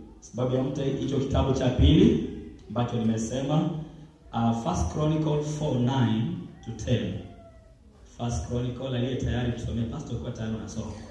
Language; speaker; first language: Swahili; non-native, local second language; Luyia